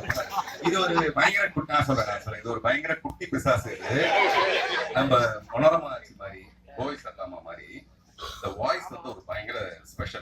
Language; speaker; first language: Tamil; native; Tamil